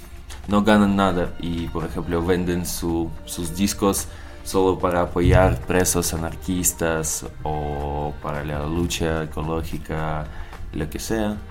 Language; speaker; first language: Spanish; non-native, learner; Russian